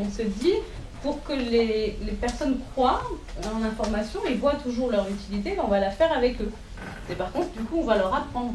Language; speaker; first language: French; native; French